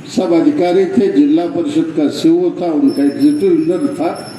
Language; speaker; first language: Hindi; non-native, local second language; Marathi